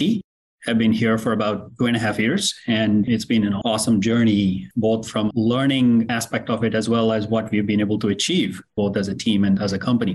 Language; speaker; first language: English; non-native, local second language; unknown